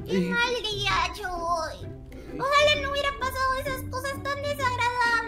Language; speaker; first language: Spanish; native; Spanish